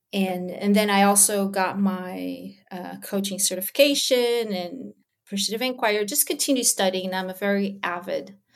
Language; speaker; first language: English; early bilingual, other home language; Portuguese